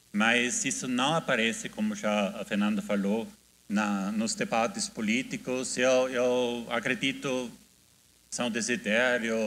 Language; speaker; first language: Portuguese; non-native, fluent; German